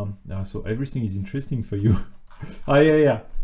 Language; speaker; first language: English; non-native, fluent; French